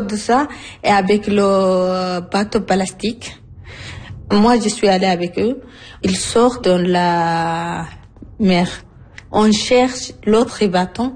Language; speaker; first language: French; non-native, learner; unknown